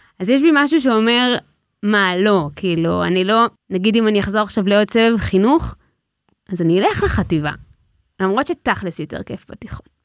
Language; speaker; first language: Hebrew; native; Hebrew